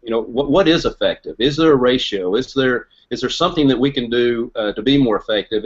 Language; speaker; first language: English; native; English